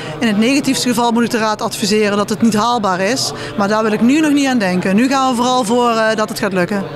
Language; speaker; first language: Dutch; native; Dutch